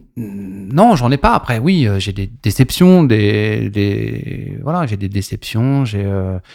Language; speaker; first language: French; native; French